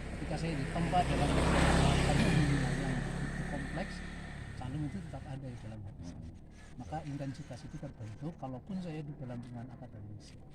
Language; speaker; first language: Indonesian; non-native, local second language; Javanese